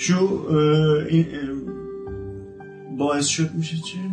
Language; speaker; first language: Turkish; non-native, local second language; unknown